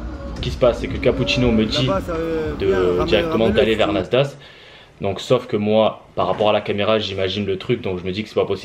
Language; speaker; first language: French; native; French